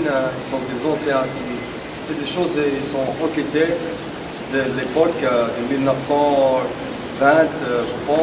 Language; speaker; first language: French; non-native, learner; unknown